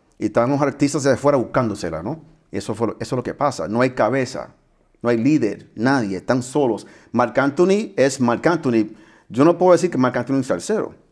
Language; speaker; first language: Spanish; early bilingual, heritage; Spanish